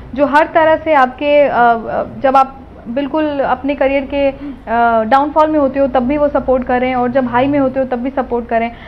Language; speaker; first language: Hindi; native; Hindi